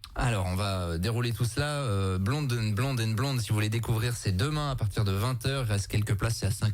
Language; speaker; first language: French; native; French